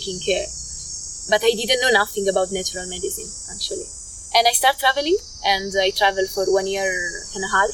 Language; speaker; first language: English; non-native, fluent; Italian